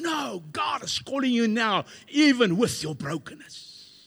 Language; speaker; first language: English; non-native, local second language; Afrikaans